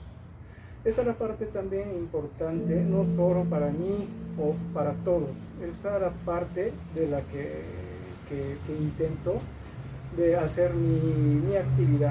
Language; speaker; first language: Spanish; non-native, learner; Japanese